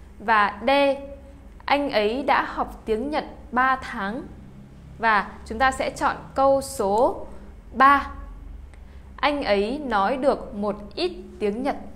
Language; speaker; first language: Vietnamese; native; Vietnamese